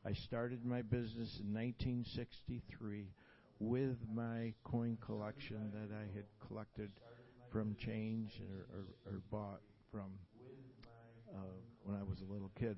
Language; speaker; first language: English; native; English